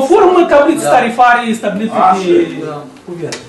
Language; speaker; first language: Romanian; native; Romanian